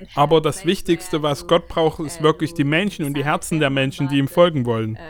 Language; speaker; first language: German; non-native, fluent; Ukrainian